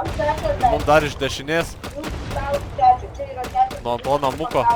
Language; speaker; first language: Lithuanian; native; Lithuanian